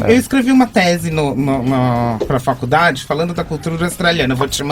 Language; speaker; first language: Portuguese; native; Portuguese